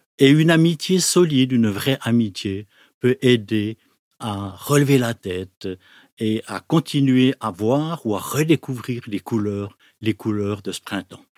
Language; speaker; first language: French; native; French